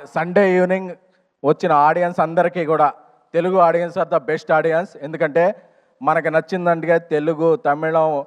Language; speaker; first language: Telugu; native; Telugu